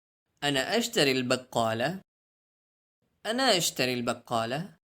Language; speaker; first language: Arabic; non-native, fluent; Urdu